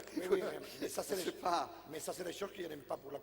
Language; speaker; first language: French; non-native, fluent; Catalan